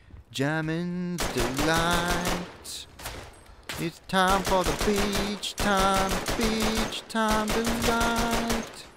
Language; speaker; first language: English; native; English